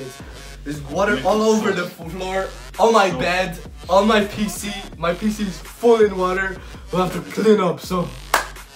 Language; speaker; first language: English; non-native, fluent; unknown